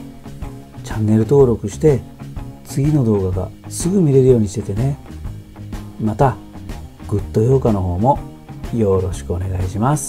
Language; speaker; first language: Japanese; native; Japanese